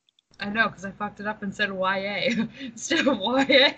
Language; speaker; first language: English; native; English